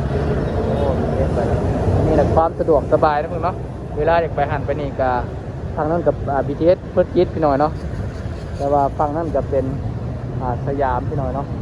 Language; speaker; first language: Thai; non-native, local second language; Lao